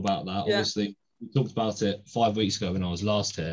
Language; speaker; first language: English; native; English